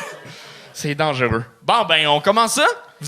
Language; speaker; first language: French; native; French